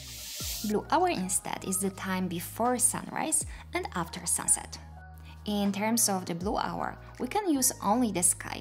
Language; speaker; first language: English; non-native, fluent; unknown